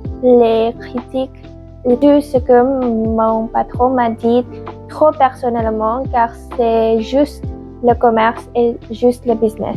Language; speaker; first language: French; non-native, learner; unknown